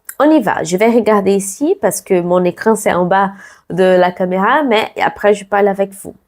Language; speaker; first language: French; non-native, fluent; Portuguese